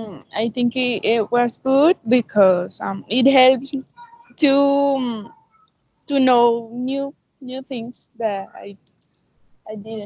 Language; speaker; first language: English; non-native, learner; Spanish